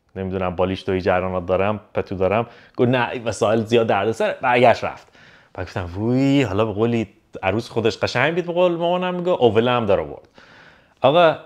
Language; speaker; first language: Persian; native; Persian